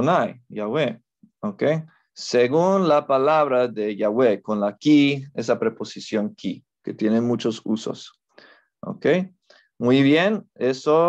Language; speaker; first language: Spanish; non-native, fluent; English